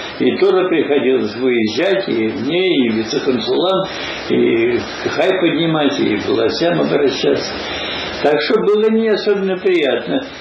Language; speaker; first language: Russian; native; Russian